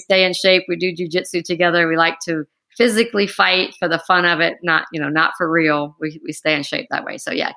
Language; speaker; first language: English; native; English